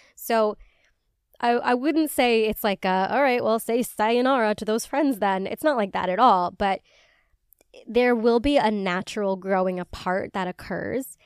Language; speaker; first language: English; native; English